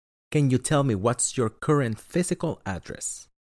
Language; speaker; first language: English; non-native, fluent; Spanish